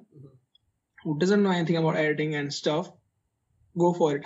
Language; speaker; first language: English; non-native, local second language; Hindi